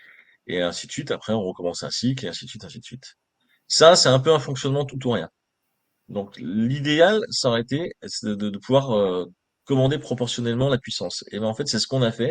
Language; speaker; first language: French; native; French